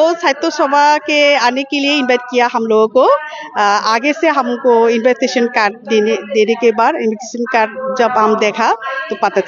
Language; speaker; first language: Hindi; non-native, learner; Bangla